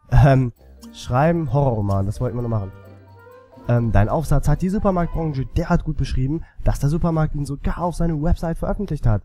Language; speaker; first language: German; native; German